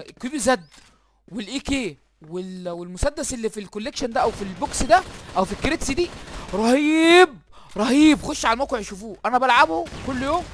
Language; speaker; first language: Arabic; native; Arabic